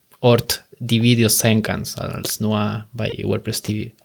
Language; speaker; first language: German; non-native, fluent; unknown